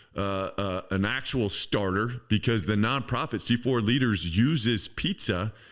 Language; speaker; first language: English; native; English